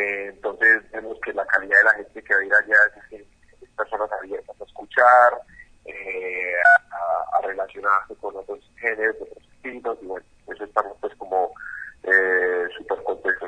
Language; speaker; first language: Spanish; native; Spanish